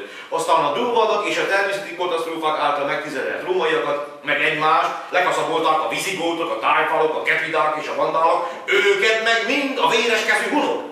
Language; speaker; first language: Hungarian; native; Hungarian